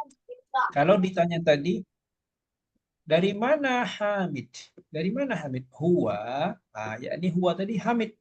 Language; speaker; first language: Malay; native; Malay